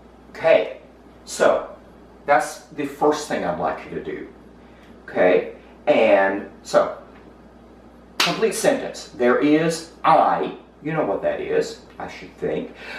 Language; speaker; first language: English; native; English